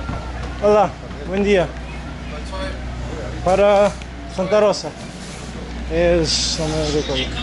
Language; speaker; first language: Spanish; non-native, learner; Portuguese